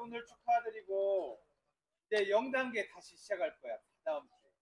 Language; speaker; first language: Korean; native; Korean